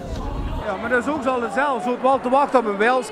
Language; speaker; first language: Dutch; native; Dutch